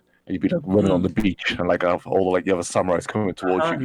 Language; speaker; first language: English; native; English